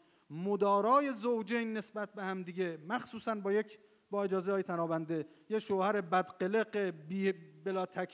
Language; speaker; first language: Persian; native; Persian